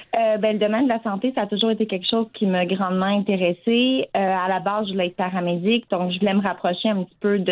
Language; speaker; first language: French; native; French